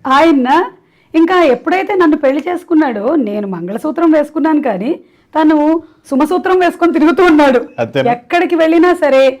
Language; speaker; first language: Telugu; non-native, local second language; Malayalam